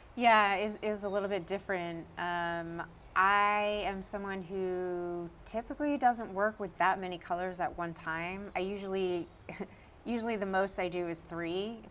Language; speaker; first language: English; native; English